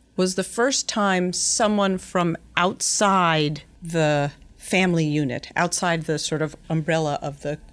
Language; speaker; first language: English; native; English